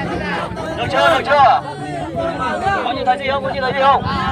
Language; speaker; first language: Vietnamese; non-native, local second language; Hmong